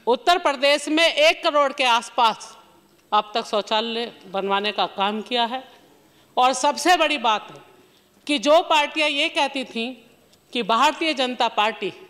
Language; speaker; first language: Hindi; native; Hindi